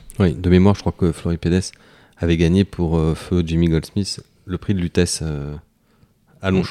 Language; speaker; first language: French; native; French